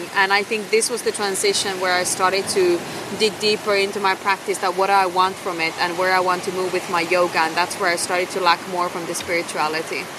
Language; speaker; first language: English; non-native, fluent; Finnish